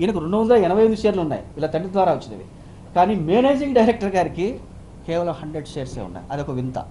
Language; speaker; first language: Telugu; native; Telugu